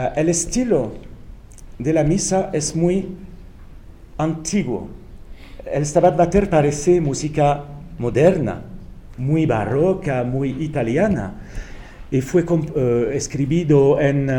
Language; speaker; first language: Spanish; non-native, fluent; French